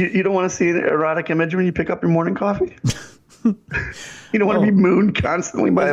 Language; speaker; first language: English; native; English